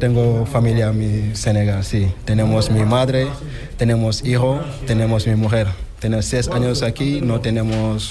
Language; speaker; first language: Spanish; non-native, learner; Wolof